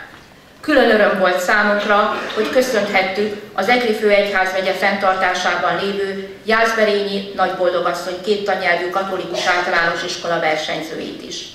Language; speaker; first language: Hungarian; native; Hungarian